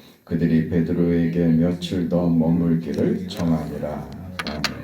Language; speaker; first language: Korean; native; Korean